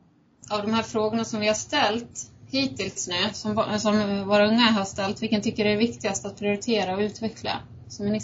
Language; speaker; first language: Swedish; native; Swedish